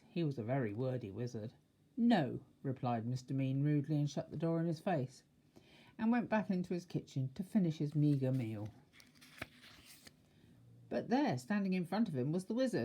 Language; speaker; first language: English; native; English